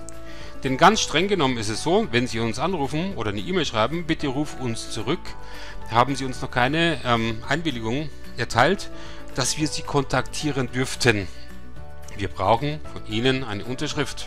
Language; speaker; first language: German; native; German